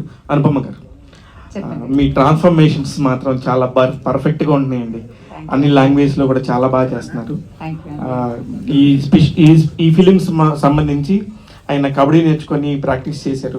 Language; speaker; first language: Telugu; native; Telugu